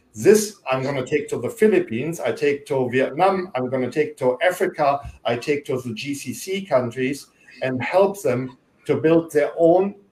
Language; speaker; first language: English; non-native, fluent; German